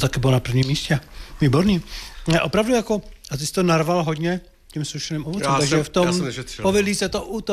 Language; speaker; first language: Czech; native; Czech